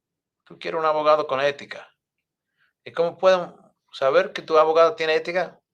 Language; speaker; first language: Spanish; non-native, fluent; English